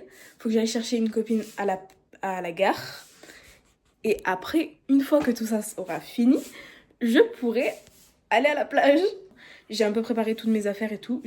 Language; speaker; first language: French; native; French